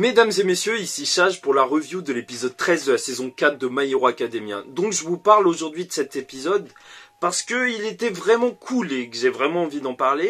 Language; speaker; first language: French; native; French